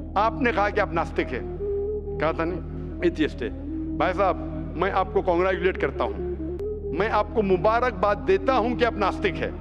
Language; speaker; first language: Hindi; non-native, local second language; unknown